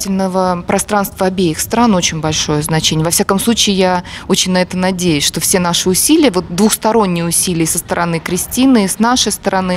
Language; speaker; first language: Russian; native; Russian